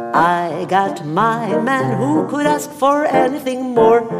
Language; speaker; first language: German; non-native, fluent; Swedish